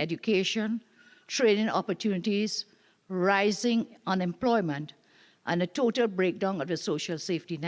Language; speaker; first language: English; native; English